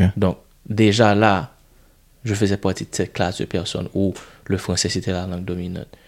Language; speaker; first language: French; non-native, local second language; Haitian Creole